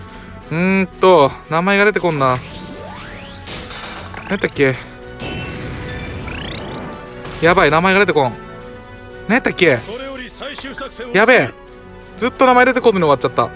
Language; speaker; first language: Japanese; native; Japanese